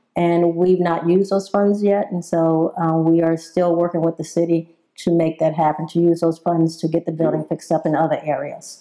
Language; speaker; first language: English; native; English